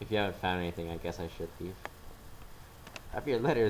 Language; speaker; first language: English; native; English